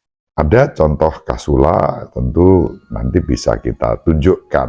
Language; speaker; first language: Indonesian; native; Indonesian